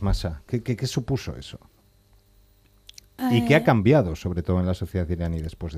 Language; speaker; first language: Spanish; native; Spanish